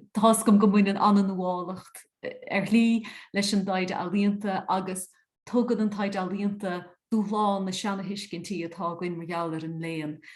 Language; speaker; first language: Irish; native; Irish